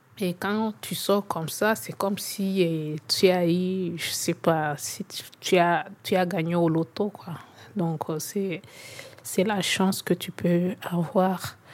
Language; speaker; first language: French; non-native, local second language; Swahili